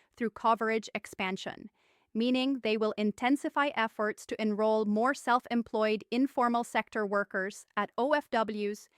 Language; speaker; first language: English; non-native, local second language; Filipino